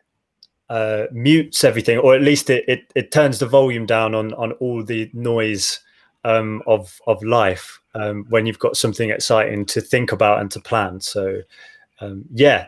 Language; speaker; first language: English; native; English